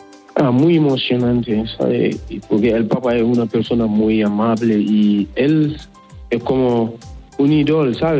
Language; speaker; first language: Spanish; non-native, learner; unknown